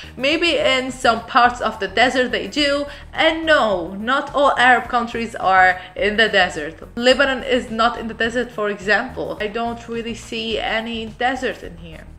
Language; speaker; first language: English; non-native, fluent; Arabic